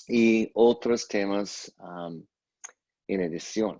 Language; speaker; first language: Spanish; non-native, fluent; English